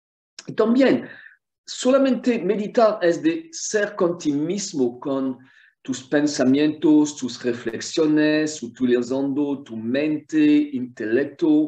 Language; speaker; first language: Spanish; non-native, fluent; French